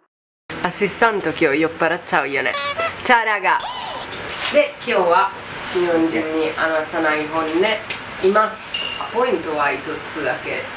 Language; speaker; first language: Japanese; non-native, learner; Italian